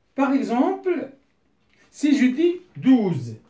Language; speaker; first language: French; non-native, local second language; Arabic